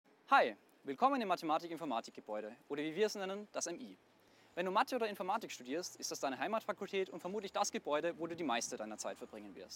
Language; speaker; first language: German; native; German